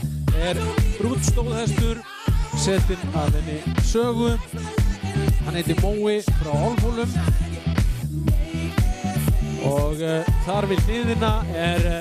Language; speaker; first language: Icelandic; native; Icelandic